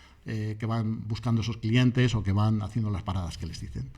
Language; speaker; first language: Spanish; native; Spanish